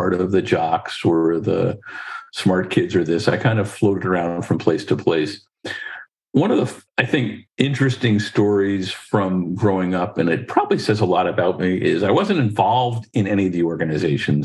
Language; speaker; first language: English; native; English